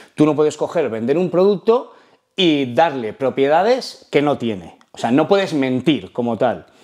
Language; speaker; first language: Spanish; non-native, fluent; Arabic